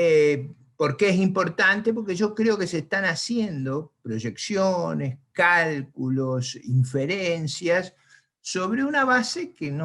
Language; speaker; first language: Spanish; native; Spanish